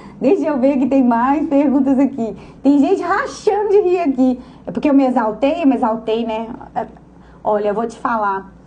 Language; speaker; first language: Portuguese; native; Portuguese